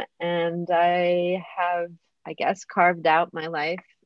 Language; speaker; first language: English; native; English